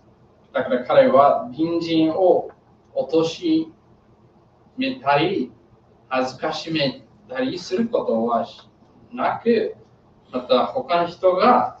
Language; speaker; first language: Japanese; non-native, learner; English